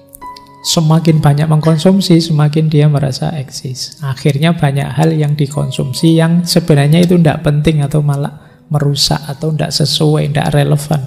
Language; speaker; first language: Indonesian; non-native, local second language; Javanese